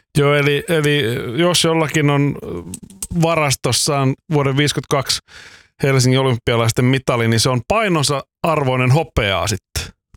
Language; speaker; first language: Finnish; native; Finnish